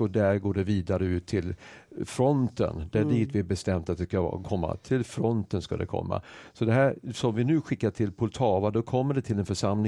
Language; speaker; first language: Swedish; native; Swedish